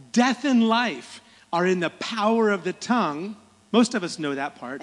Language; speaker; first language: English; native; English